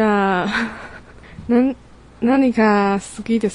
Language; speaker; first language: Japanese; non-native, learner; Chinese